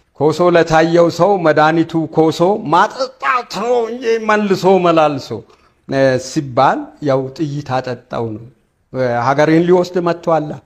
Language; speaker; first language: Amharic; non-native, local second language; Wolaytta